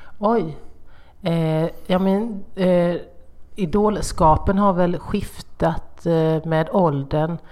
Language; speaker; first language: Swedish; native; Swedish